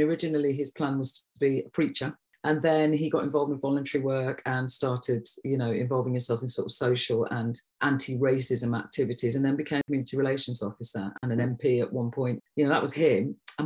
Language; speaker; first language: English; native; English